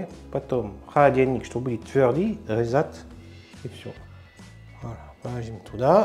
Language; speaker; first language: Russian; non-native, learner; French